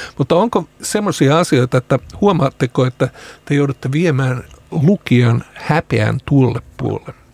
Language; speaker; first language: Finnish; native; Finnish